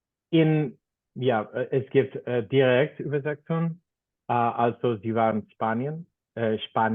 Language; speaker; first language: German; non-native, fluent; Spanish